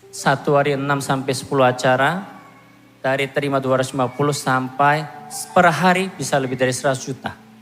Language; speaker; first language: Indonesian; non-native, fluent; Korean